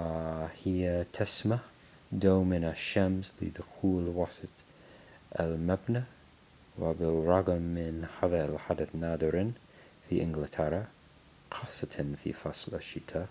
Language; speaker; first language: Arabic; non-native, learner; English